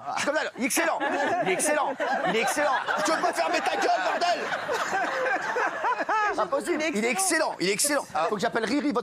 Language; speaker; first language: French; native; French